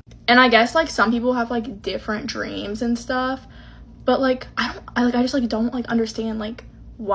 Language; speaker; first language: English; native; English